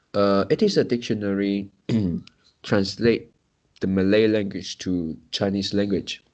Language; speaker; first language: English; non-native, local second language; Chinese